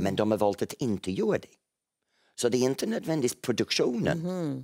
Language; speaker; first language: Swedish; non-native, fluent; English